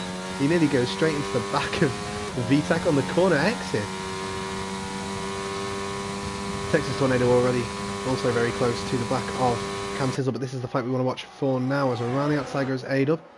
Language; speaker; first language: English; native; English